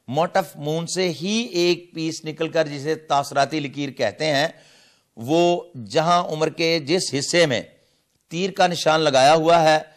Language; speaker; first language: Urdu; non-native, local second language; Punjabi